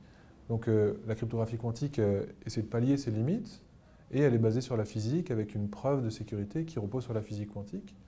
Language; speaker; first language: French; native; French